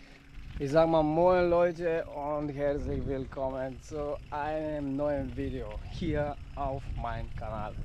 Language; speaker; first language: German; non-native, fluent; Polish